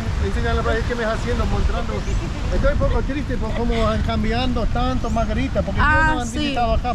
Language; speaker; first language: Spanish; non-native, learner; English